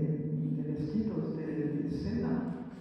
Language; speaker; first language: Spanish; non-native, fluent; French